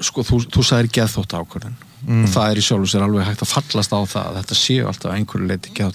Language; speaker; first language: Icelandic; native; Icelandic